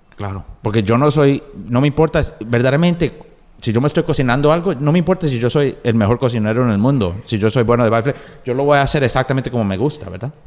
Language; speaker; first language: Spanish; early bilingual, heritage; Spanish